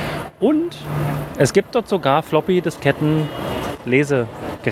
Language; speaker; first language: German; native; German